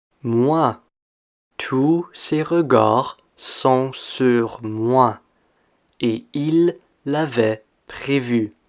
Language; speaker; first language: French; non-native, fluent; English